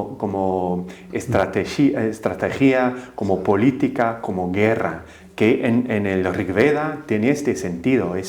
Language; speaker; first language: Spanish; non-native, fluent; English